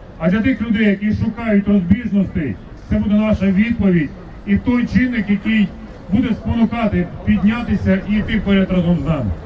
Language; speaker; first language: Ukrainian; native; Ukrainian